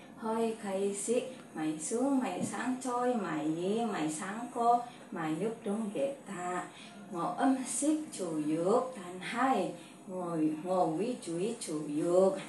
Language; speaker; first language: Cantonese; non-native, learner; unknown